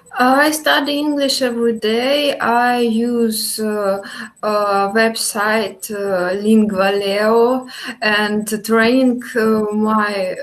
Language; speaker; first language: English; non-native, learner; Russian